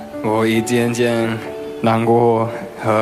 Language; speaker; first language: Chinese; non-native, learner; English